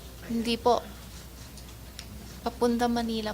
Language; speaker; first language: Filipino; non-native, learner; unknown